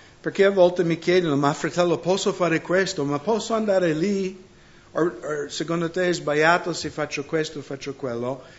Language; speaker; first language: Italian; non-native, fluent; English